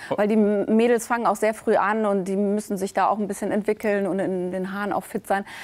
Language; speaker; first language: German; native; German